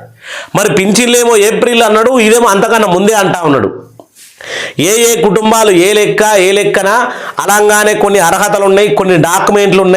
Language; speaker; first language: Telugu; native; Telugu